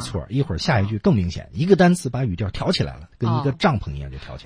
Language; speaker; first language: Chinese; native; Chinese